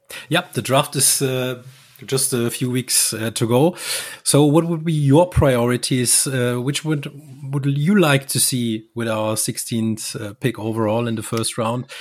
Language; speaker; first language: English; non-native, fluent; German